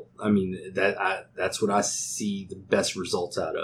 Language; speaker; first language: English; native; English